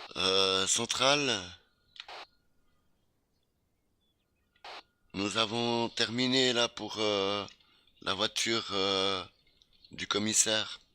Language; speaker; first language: French; native; French